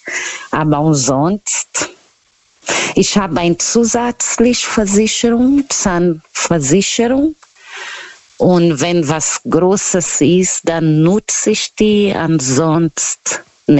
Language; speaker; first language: German; non-native, fluent; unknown